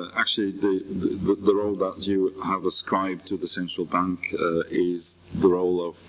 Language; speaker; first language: English; non-native, fluent; German